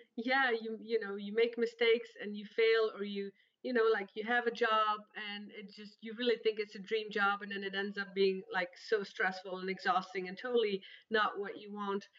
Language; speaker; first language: English; non-native, fluent; Dutch